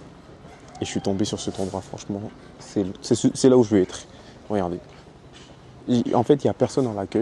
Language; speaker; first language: French; native; French